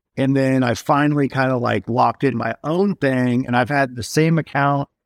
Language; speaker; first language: English; native; English